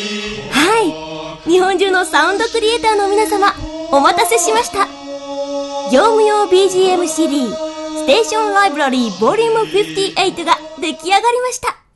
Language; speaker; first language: Japanese; native; Japanese